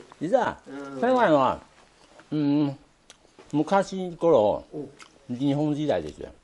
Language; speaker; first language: Japanese; non-native, learner; Chinese